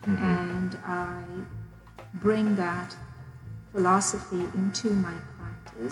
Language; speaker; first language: English; non-native, local second language; Urdu